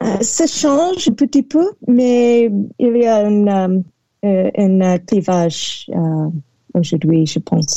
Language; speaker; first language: French; non-native, learner; English